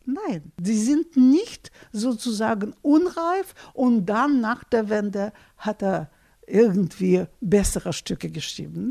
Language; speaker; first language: German; non-native, fluent; Russian